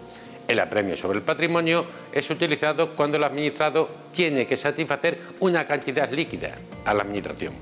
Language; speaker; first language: Spanish; native; Spanish